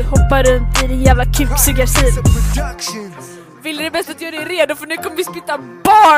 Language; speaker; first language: Swedish; native; Swedish